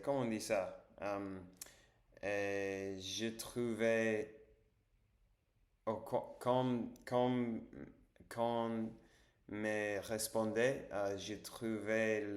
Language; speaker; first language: French; non-native, learner; English